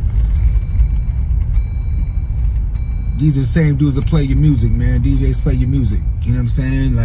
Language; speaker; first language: English; native; English